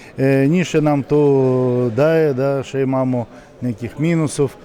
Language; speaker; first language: Slovenian; non-native, learner; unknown